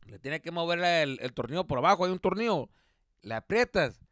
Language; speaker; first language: Spanish; early bilingual, other home language; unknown